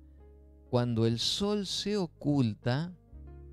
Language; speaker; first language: Spanish; native; Spanish